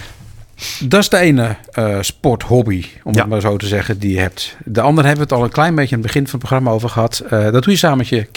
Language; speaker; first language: Dutch; native; Dutch